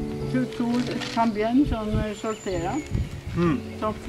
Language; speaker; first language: Spanish; non-native, learner; Norwegian